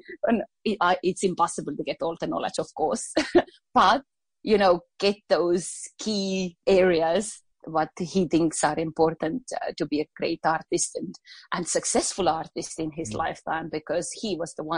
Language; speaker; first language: English; non-native, fluent; Estonian